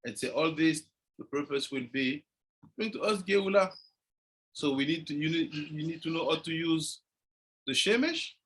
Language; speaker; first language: English; non-native, fluent; French